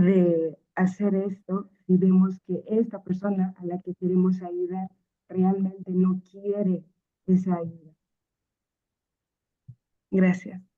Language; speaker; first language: Spanish; non-native, fluent; Akan